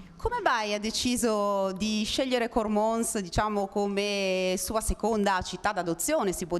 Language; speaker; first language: Italian; native; Italian